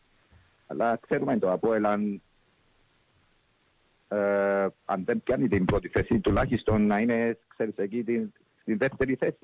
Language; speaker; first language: Greek; early bilingual, heritage; English